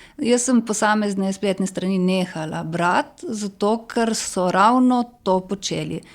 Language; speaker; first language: Slovenian; native; Slovenian